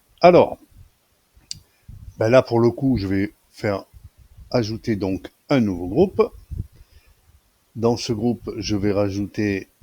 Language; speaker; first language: French; native; French